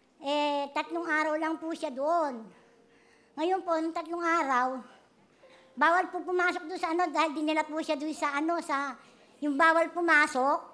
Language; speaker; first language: Filipino; native; Filipino